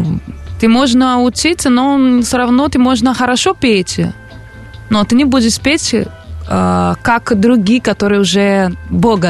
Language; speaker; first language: Russian; non-native, learner; Portuguese